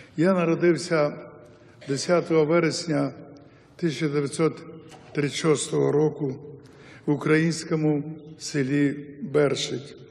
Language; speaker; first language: Ukrainian; non-native, local second language; Yiddish